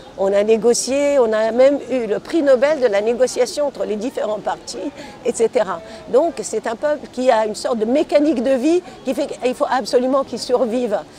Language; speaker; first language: French; non-native, local second language; Arabic